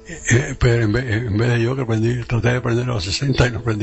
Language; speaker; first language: Spanish; native; Spanish